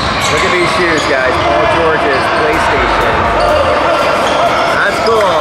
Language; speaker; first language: English; native; English